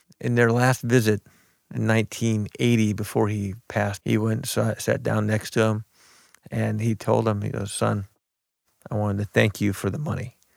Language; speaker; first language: English; early bilingual, other home language; Arabic